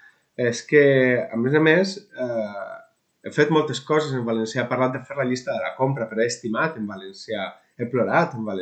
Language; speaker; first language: Catalan; non-native, local second language; Spanish